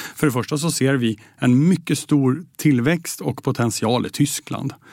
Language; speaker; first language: Swedish; native; Swedish